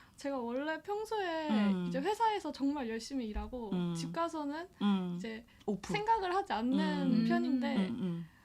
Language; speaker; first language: Korean; native; Korean